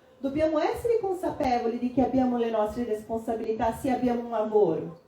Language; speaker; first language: Italian; non-native, fluent; Portuguese